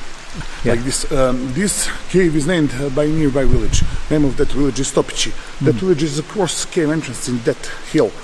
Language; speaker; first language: English; non-native, learner; Serbian